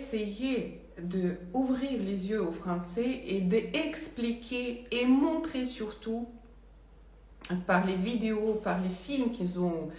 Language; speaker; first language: French; non-native, fluent; Russian